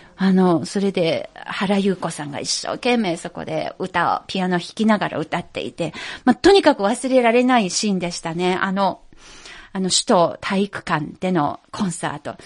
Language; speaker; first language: Japanese; non-native, fluent; Chinese